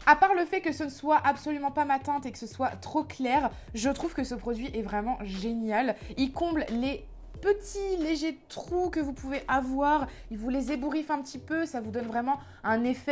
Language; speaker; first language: French; native; French